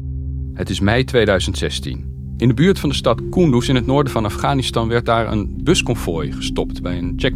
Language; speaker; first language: Dutch; native; Dutch